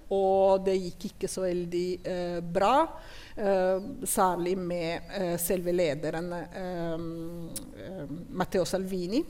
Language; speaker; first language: Norwegian; non-native, fluent; Italian